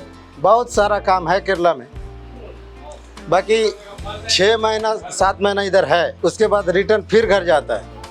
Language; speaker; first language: Hindi; non-native, local second language; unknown